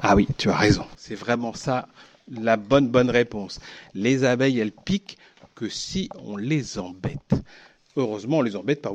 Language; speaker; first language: French; native; French